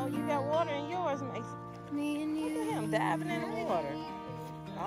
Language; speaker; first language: English; native; English